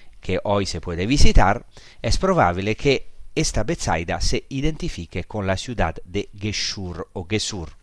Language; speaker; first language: Spanish; non-native, fluent; Italian